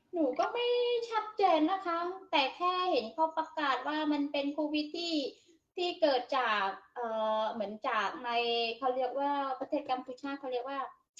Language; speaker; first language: Thai; native; Thai